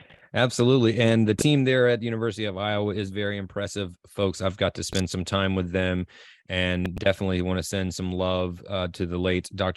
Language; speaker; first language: English; native; English